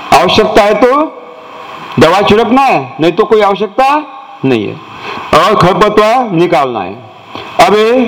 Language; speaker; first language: Hindi; non-native, local second language; Marathi